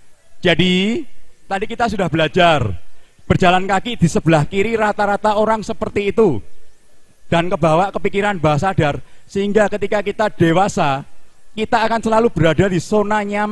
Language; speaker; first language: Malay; non-native, local second language; Javanese